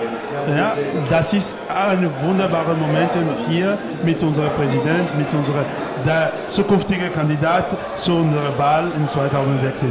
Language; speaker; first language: German; non-native, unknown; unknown